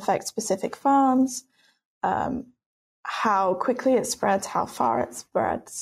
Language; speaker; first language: English; native; English